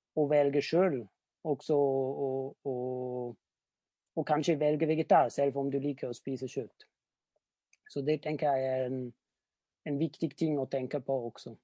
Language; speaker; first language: Norwegian; non-native, fluent; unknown